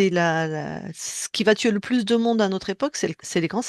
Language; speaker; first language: French; native; French